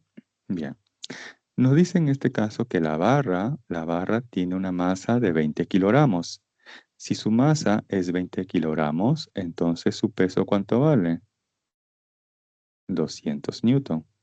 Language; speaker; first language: Spanish; native; Spanish